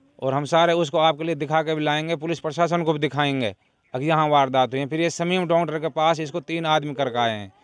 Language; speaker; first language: Hindi; native; Hindi